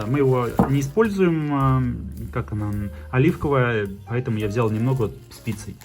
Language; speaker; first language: Russian; native; Russian